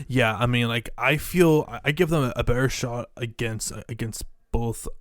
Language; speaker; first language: English; native; English